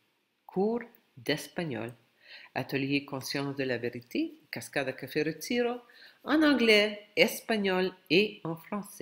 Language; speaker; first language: French; non-native, local second language; Ukrainian